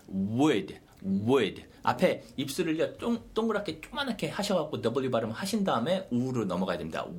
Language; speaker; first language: Korean; native; Korean